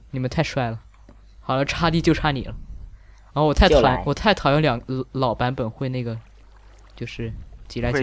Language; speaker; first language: Chinese; native; Chinese